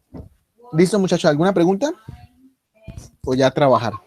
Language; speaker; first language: Spanish; native; Spanish